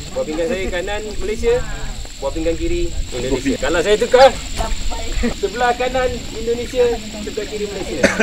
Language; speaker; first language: Malay; native; Malay